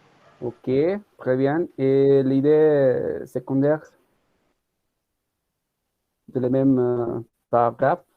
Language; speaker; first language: French; non-native, learner; Spanish